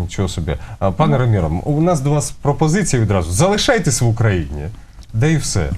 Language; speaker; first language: Ukrainian; native; Ukrainian